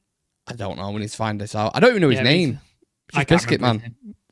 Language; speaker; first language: English; native; English